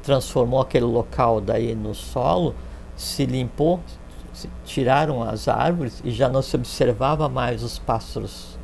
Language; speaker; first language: Portuguese; native; Portuguese